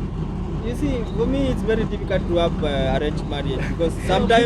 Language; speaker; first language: English; non-native, learner; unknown